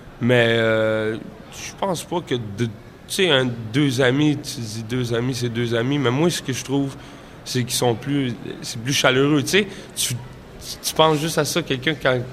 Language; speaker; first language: French; native; French